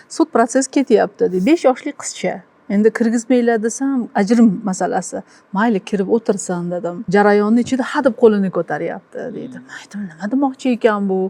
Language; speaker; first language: Uzbek; native; Uzbek